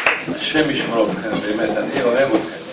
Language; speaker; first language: Hebrew; non-native, fluent; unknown